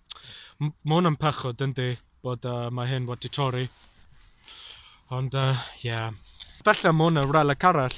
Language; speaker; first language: Welsh; non-native, learner; English